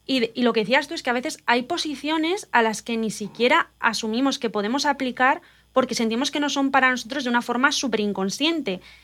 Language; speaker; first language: Spanish; native; Spanish